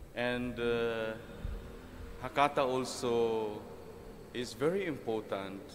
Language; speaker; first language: English; non-native, local second language; Filipino